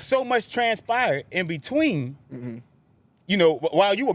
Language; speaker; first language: English; native; English